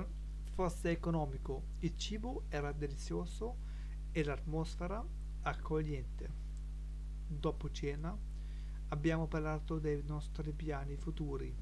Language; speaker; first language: Italian; non-native, learner; German